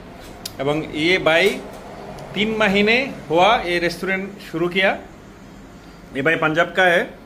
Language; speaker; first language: Hindi; non-native, learner; Bangla